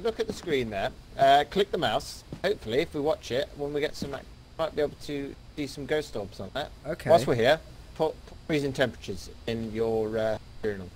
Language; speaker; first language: English; native; English